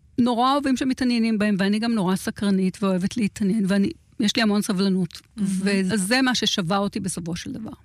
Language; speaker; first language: Hebrew; native; Hebrew